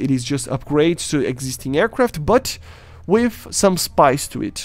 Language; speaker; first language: English; non-native, fluent; Portuguese